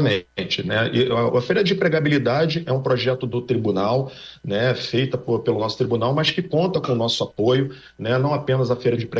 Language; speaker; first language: Portuguese; native; Portuguese